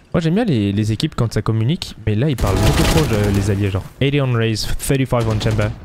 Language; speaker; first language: French; early bilingual, other home language; Korean